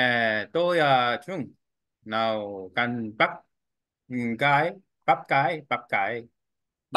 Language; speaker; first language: Vietnamese; non-native, learner; Korean